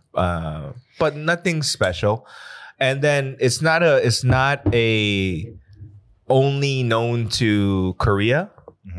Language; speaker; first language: English; native; English